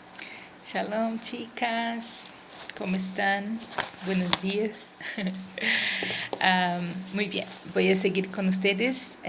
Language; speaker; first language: Spanish; non-native, fluent; Portuguese